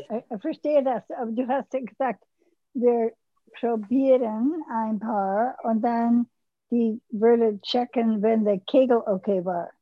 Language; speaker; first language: German; early bilingual, heritage; English